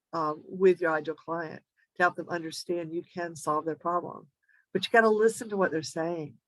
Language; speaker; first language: English; native; English